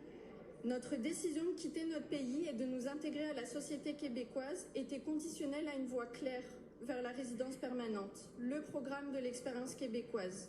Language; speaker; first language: French; native; French